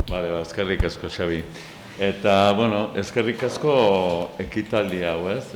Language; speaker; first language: Basque; non-native, local second language; Spanish